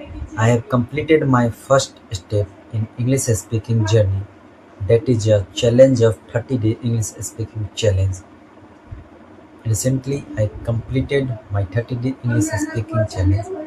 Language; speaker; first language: English; non-native, learner; Hindi